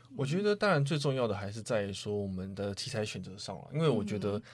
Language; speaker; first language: Chinese; native; Chinese